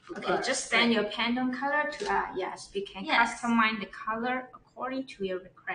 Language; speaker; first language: English; non-native, learner; Chinese